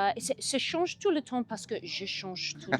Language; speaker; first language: French; non-native, learner; English